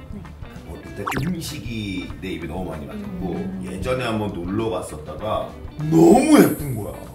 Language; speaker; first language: Korean; native; Korean